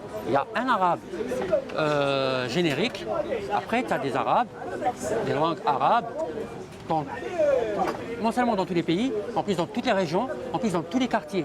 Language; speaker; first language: French; native; French